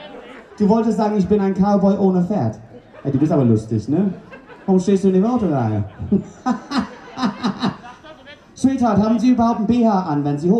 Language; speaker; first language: German; non-native, fluent; English